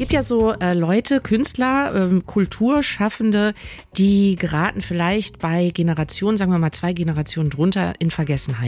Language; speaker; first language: German; native; German